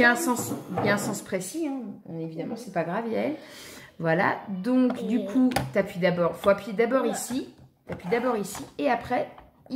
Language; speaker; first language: French; native; French